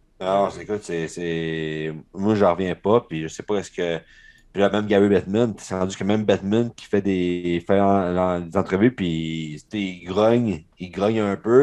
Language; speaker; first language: French; native; French